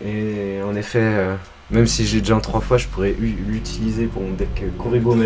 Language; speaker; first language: French; native; French